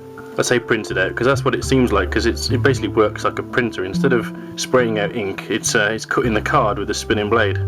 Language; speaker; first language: English; native; English